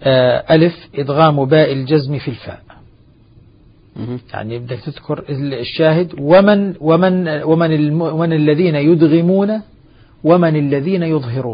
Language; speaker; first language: Arabic; native; Arabic